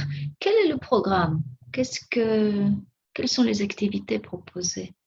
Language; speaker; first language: French; non-native, fluent; Spanish